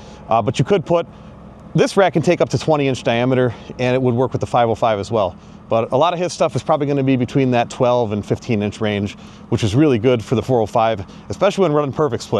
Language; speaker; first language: English; native; English